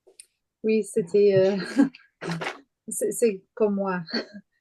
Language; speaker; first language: French; non-native, learner; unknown